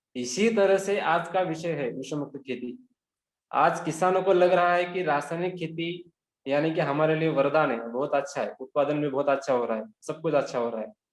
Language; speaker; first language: Hindi; non-native, local second language; Marathi